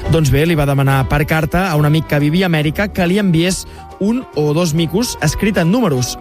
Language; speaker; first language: Catalan; native; Catalan